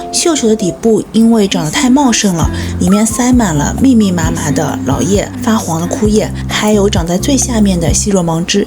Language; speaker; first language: Chinese; native; Chinese